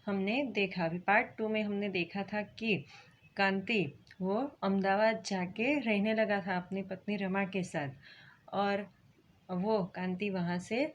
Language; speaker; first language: Hindi; non-native, local second language; Gujarati